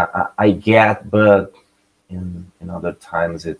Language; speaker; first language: English; non-native, learner; Portuguese